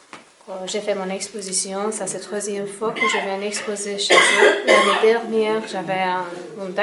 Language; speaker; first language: French; non-native, fluent; Persian